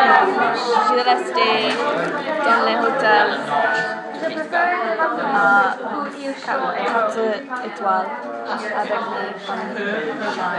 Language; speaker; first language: French; non-native, learner; English